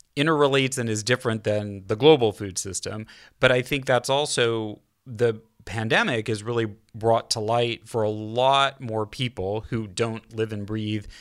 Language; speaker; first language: English; native; English